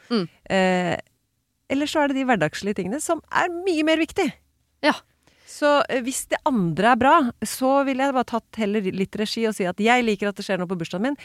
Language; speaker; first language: Norwegian; native; Norwegian